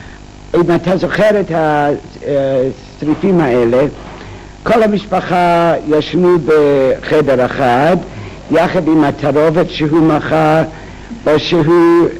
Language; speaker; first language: Hebrew; non-native, fluent; English